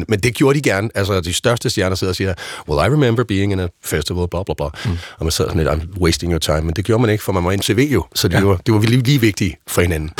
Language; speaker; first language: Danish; native; Danish